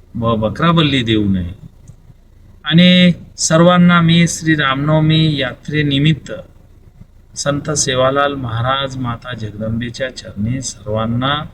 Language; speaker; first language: Marathi; non-native, local second language; Lambadi